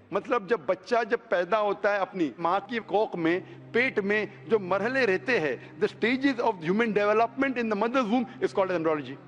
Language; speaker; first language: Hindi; non-native, local second language; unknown